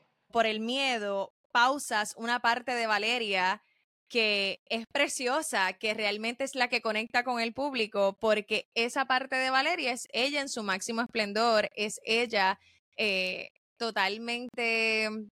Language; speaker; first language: Spanish; native; Spanish